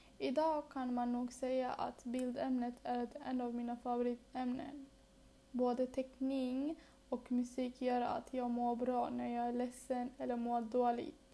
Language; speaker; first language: Swedish; early bilingual, other home language; Bangla